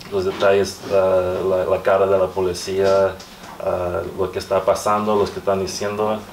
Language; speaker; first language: Spanish; early bilingual, other home language; English